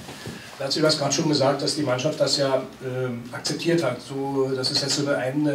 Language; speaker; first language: German; native; German